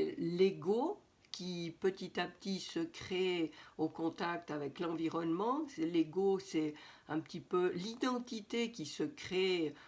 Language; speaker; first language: French; native; French